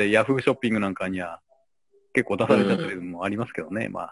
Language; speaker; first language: Japanese; native; Japanese